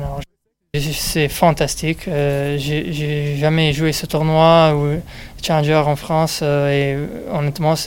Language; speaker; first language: French; non-native, fluent; English